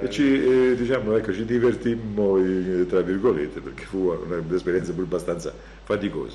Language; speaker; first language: Italian; native; Italian